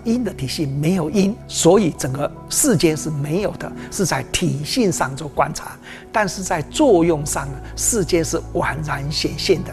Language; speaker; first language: Chinese; native; Chinese